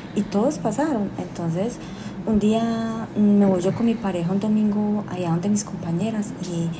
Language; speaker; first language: Spanish; native; Spanish